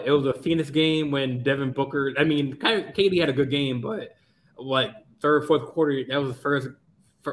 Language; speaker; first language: English; native; English